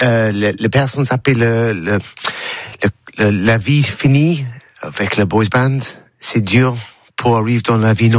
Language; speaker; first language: French; non-native, learner; English